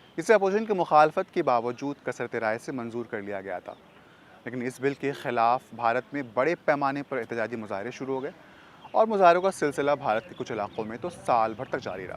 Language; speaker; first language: Urdu; native; Urdu